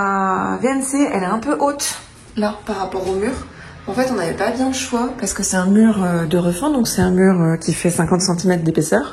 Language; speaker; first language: French; native; French